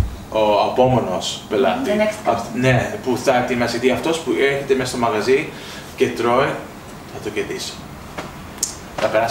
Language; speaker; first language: Greek; early bilingual, heritage; English